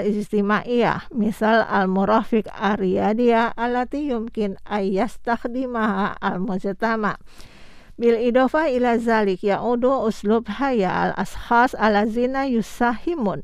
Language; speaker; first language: Arabic; non-native, fluent; Indonesian